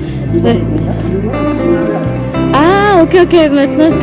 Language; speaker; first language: French; non-native, learner; Marathi